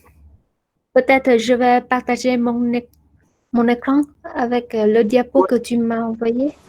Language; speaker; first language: French; non-native, fluent; Vietnamese